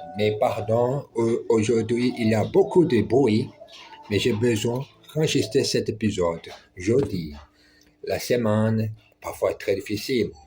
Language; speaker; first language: French; non-native, learner; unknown